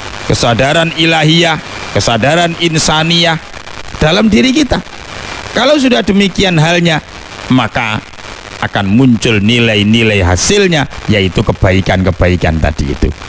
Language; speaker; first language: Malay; non-native, local second language; Javanese